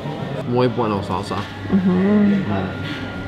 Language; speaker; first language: Spanish; non-native, learner; English